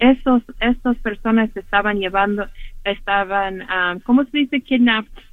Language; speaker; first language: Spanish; early bilingual, heritage; Spanish